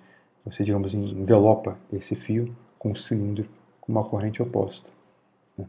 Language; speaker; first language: Portuguese; native; Portuguese